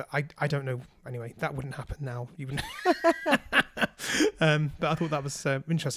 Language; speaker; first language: English; native; English